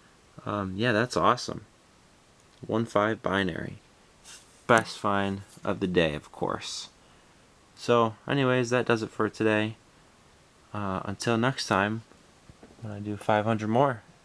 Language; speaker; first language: English; native; English